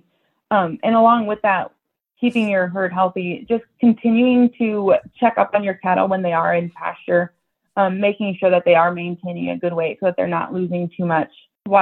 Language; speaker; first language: English; native; English